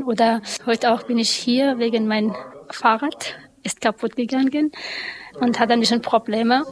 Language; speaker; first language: German; non-native, learner; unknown